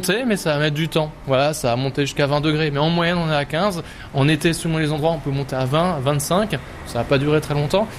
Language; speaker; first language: French; native; French